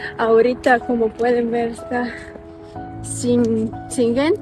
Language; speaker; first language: Spanish; non-native, fluent; Ukrainian